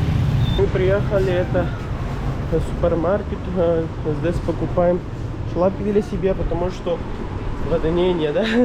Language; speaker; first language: Russian; non-native, learner; Pashto